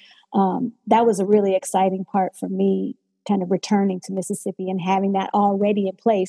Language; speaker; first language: English; native; English